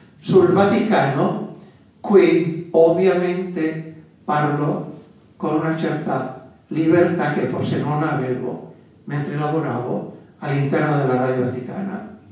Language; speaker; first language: Italian; non-native, fluent; Basque